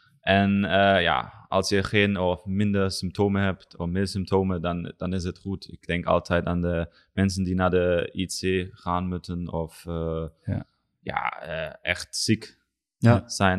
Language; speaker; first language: Dutch; non-native, learner; German